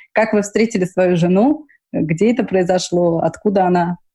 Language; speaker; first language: Russian; native; Russian